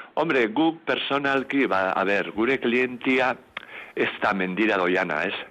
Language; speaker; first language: Basque; native; Basque